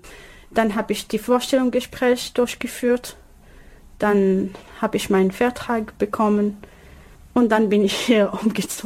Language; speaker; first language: German; non-native, learner; Arabic